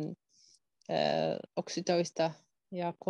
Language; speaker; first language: Finnish; non-native, learner; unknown